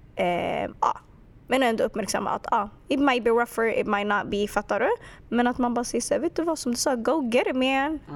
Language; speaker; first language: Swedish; early bilingual, other home language; Arabic